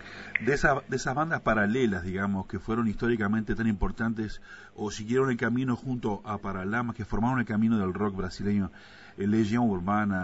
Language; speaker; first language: Spanish; native; Spanish